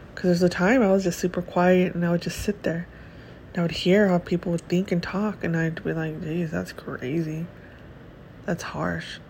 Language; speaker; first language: English; early bilingual, other home language; Spanish